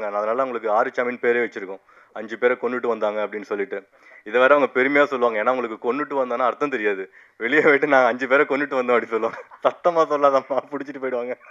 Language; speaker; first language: Tamil; native; Tamil